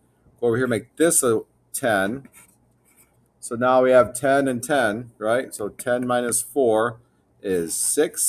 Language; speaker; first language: English; native; English